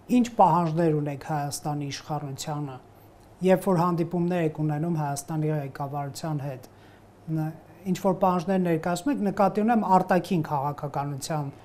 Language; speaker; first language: Armenian; native; Armenian